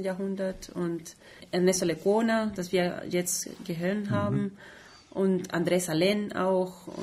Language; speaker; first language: German; non-native, fluent; Spanish